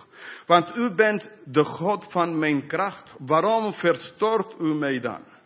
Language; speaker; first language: Dutch; non-native, fluent; English